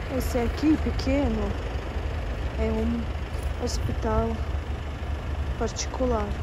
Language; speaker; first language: Portuguese; non-native, fluent; Russian